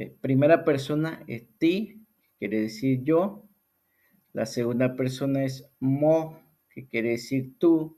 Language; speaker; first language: Spanish; non-native, local second language; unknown